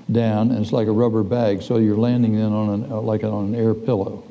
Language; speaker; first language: English; native; English